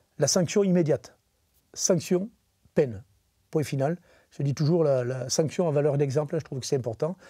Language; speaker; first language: French; native; French